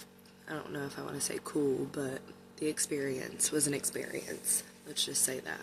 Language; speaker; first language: English; native; English